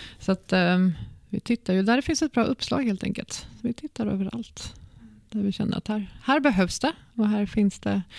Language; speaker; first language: Swedish; native; Swedish